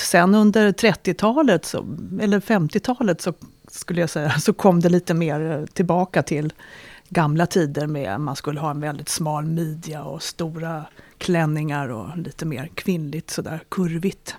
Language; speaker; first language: Swedish; native; Swedish